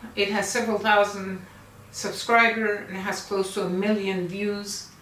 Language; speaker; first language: English; non-native, fluent; Persian